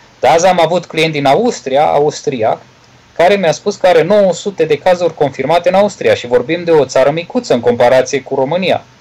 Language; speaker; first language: Romanian; native; Romanian